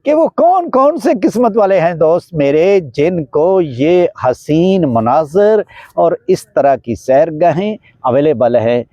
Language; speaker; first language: Urdu; non-native, local second language; Punjabi